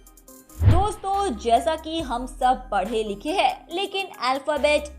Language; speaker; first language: Hindi; native; Hindi